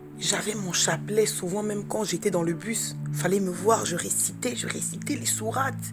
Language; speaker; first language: French; early bilingual, other home language; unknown